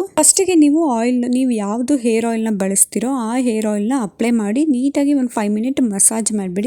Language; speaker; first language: Kannada; native; Kannada